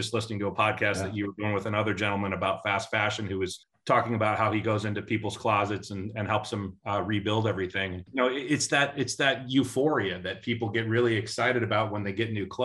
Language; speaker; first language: English; native; English